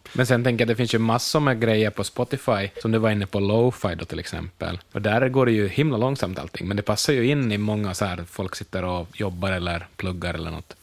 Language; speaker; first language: Swedish; native; Swedish